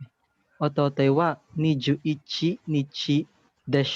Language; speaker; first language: Japanese; non-native, learner; Filipino